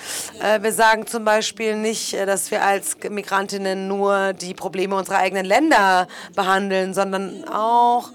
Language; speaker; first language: German; non-native, fluent; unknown